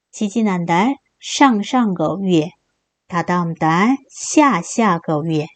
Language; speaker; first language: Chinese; non-native, fluent; Korean